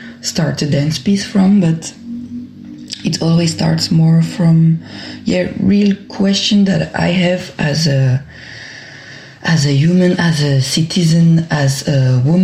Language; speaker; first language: English; non-native, fluent; French